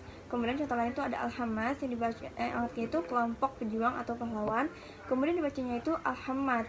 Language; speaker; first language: Indonesian; native; Indonesian